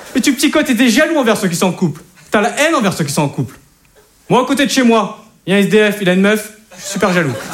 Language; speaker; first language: French; native; French